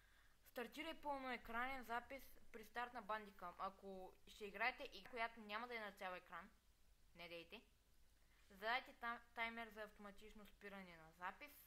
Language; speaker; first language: Bulgarian; native; Bulgarian